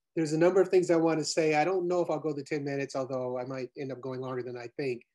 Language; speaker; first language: English; native; English